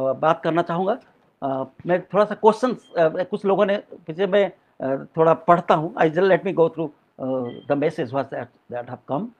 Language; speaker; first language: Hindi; non-native, local second language; Odia